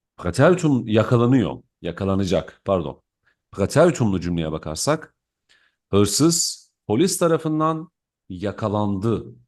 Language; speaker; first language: Turkish; native; Turkish